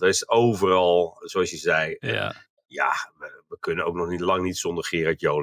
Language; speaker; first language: Dutch; native; Dutch